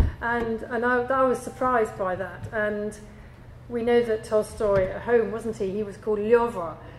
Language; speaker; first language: English; native; English